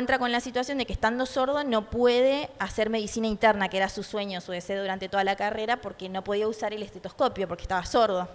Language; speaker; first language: Spanish; native; Spanish